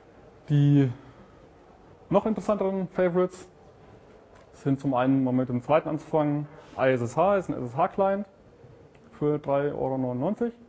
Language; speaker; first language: German; native; German